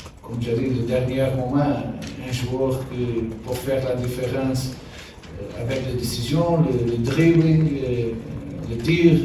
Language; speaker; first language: French; non-native, learner; Portuguese